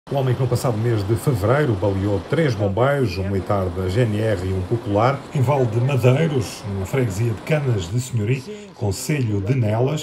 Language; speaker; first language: Portuguese; native; Portuguese